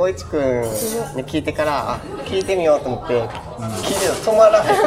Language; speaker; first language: Japanese; native; Japanese